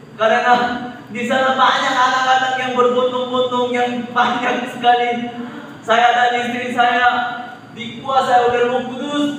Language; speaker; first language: Indonesian; non-native, fluent; Korean